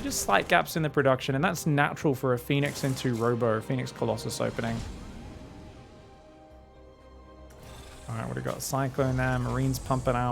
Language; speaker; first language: English; native; English